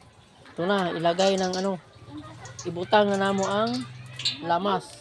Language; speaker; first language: Filipino; non-native, local second language; Cebuano